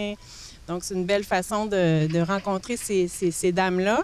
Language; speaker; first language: French; native; French